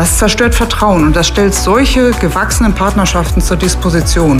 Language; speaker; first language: German; native; German